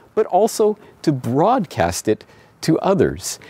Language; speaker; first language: English; native; English